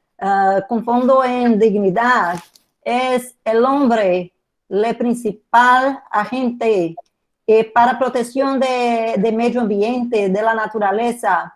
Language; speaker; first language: Spanish; non-native, learner; Portuguese